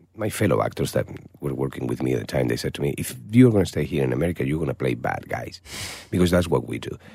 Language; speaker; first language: English; non-native, fluent; Spanish